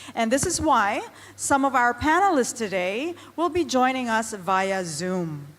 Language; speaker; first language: English; non-native, local second language; Filipino